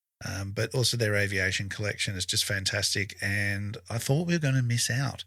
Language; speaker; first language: English; native; English